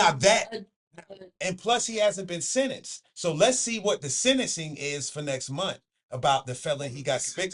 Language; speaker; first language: English; native; English